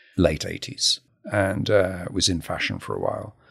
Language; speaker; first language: English; native; English